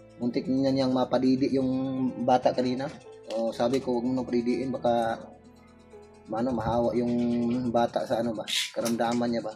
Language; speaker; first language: Filipino; non-native, local second language; Cebuano